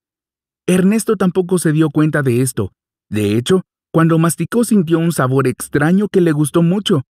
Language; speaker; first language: Spanish; native; Spanish